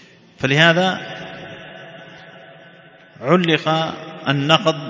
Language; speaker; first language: Arabic; native; Arabic